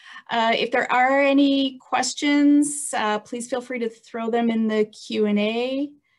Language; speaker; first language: English; native; English